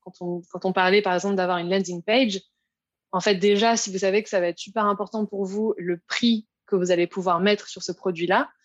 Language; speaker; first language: French; native; French